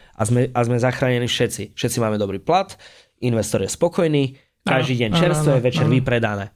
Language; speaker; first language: Slovak; native; Slovak